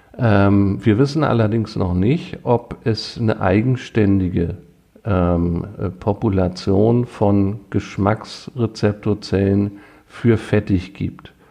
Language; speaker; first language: German; native; German